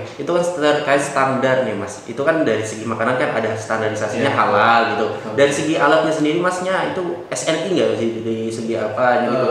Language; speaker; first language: Indonesian; native; Indonesian